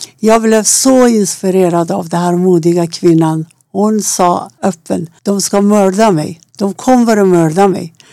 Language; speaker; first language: Swedish; non-native, fluent; Persian